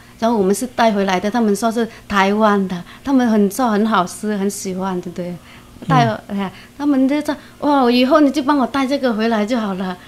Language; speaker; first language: Chinese; non-native, fluent; Vietnamese